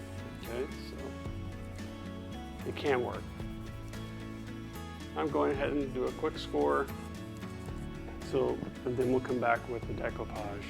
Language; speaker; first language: English; native; English